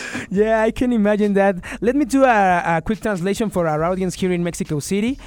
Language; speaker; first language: English; non-native, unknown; Spanish